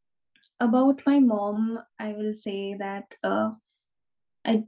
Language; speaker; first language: English; non-native, local second language; Bangla